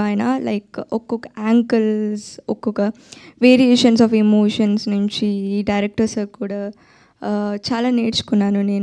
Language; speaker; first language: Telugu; non-native, fluent; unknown